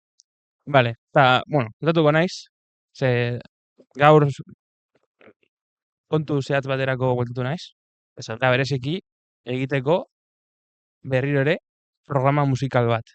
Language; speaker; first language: Basque; non-native, local second language; Spanish